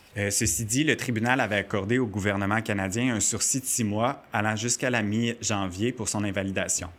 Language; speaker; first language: French; native; French